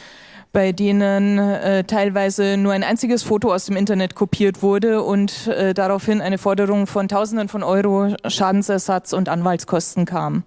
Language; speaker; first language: German; native; German